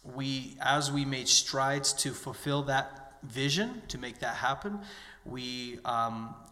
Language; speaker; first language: English; native; English